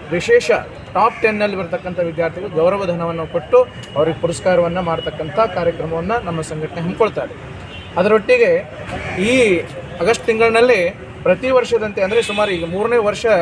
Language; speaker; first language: Kannada; non-native, local second language; Lambadi